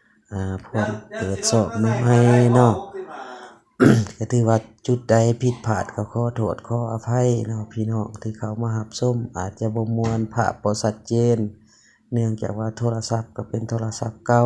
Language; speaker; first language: Thai; non-native, local second language; Lao